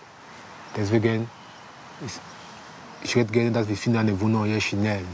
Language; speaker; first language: German; non-native, learner; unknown